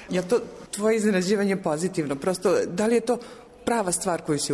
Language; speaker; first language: Serbian; native; Serbian